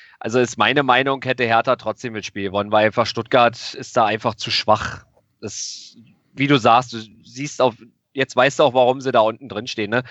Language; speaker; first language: German; native; German